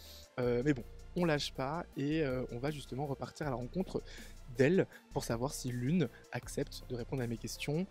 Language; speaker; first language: French; native; French